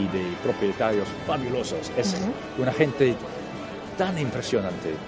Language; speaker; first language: Spanish; non-native, fluent; English